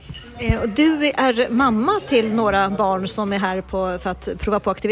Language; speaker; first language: Swedish; native; Swedish